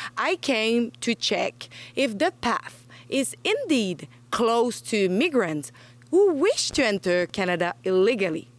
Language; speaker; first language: English; non-native, fluent; French